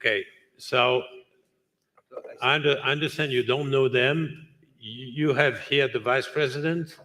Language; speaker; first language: English; non-native, fluent; French